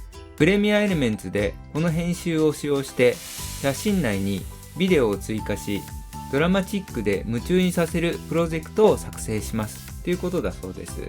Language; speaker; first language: Japanese; native; Japanese